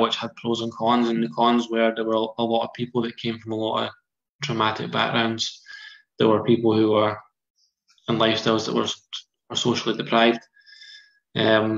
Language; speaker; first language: English; native; English